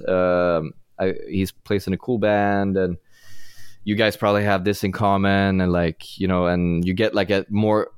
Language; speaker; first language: English; non-native, fluent; Swedish